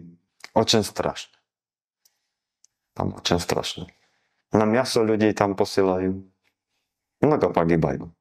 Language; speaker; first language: Russian; non-native, learner; Slovak